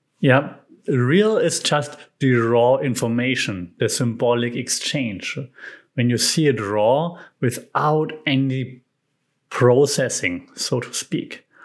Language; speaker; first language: English; non-native, fluent; German